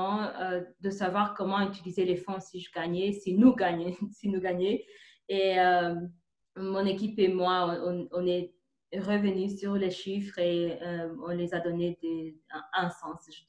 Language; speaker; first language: French; non-native, fluent; Kinyarwanda